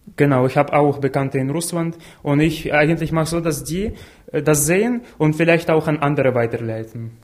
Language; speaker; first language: German; non-native, fluent; Ukrainian